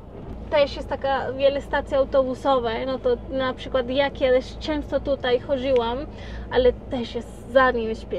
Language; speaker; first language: Polish; non-native, learner; Spanish